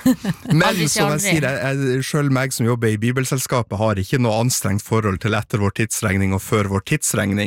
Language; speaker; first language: Norwegian; native; Norwegian